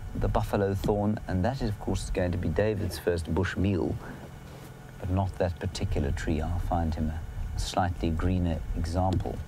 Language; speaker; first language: English; native; English